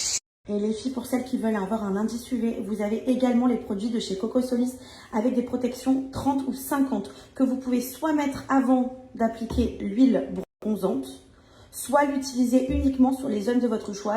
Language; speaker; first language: French; native; French